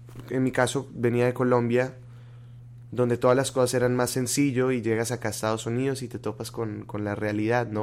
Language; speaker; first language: Spanish; native; Spanish